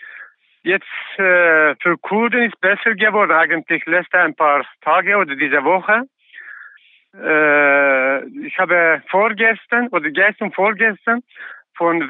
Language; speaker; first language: German; non-native, learner; Kurdish